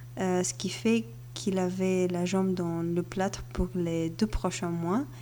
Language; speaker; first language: French; non-native, learner; Bulgarian